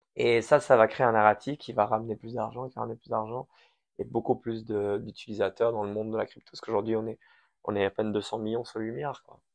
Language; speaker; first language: French; early bilingual, other home language; Persian